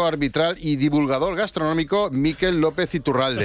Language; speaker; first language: Spanish; native; Spanish